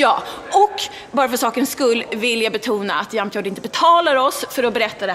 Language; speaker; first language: Swedish; native; Swedish